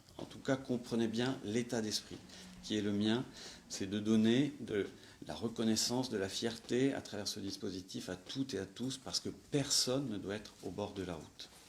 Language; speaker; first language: French; native; French